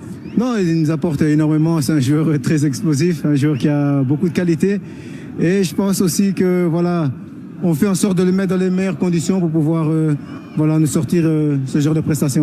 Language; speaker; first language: French; native; French